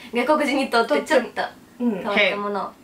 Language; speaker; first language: Japanese; non-native, fluent; Russian